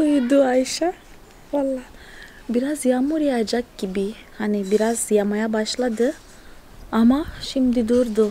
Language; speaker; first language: Turkish; non-native, fluent; Portuguese